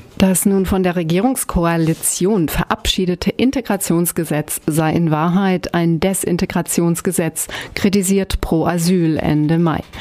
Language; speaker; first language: German; native; German